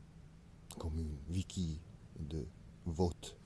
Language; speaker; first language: French; non-native, learner; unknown